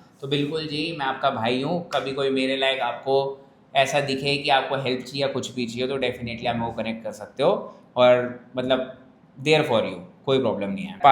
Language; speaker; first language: Hindi; native; Hindi